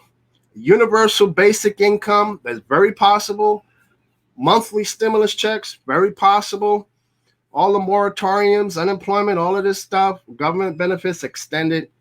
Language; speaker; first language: English; native; English